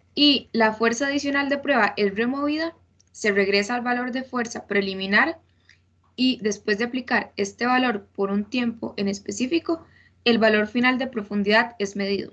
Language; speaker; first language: Spanish; native; Spanish